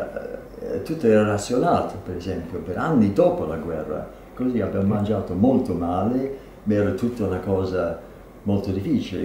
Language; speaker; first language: Italian; non-native, fluent; English